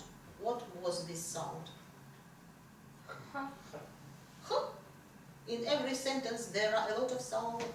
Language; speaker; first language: English; non-native, fluent; Russian